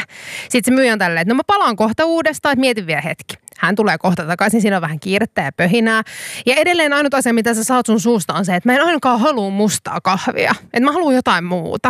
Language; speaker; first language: Finnish; native; Finnish